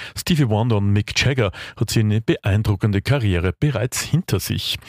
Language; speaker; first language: German; native; German